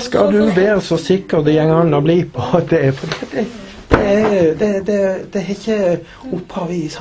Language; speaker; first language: Norwegian; native; Norwegian